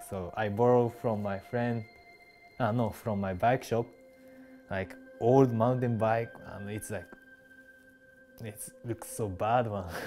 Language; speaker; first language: English; non-native, learner; Japanese